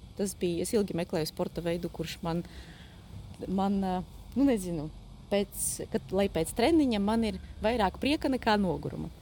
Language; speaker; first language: Latvian; non-native, local second language; Polish